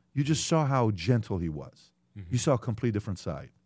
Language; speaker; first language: English; early bilingual, other home language; Persian